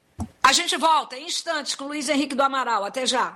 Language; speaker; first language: Portuguese; native; Portuguese